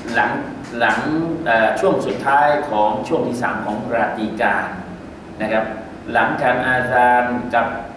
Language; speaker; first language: Thai; native; Thai